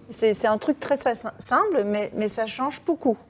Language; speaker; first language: French; non-native, fluent; Danish